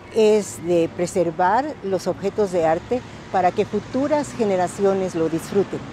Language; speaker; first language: Spanish; native; Spanish